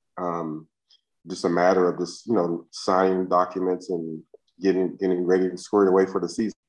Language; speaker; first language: English; native; English